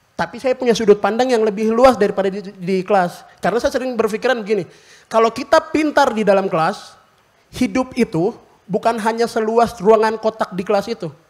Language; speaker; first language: Indonesian; native; Indonesian